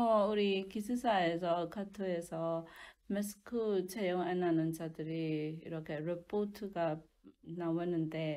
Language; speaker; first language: Korean; non-native, learner; Burmese